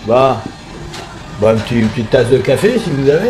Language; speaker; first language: French; native; French